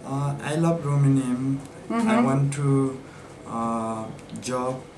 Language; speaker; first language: English; non-native, learner; Nepali